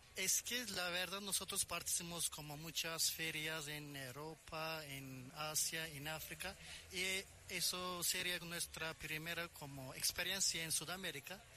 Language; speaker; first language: Spanish; non-native, learner; Turkish